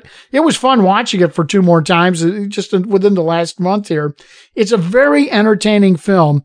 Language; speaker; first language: English; native; English